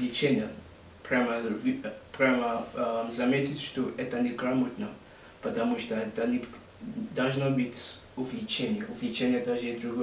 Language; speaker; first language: Russian; non-native, learner; English